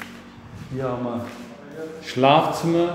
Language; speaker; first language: German; early bilingual, other home language; Turkish